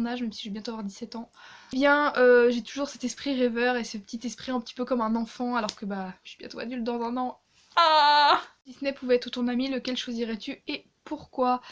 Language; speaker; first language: French; native; French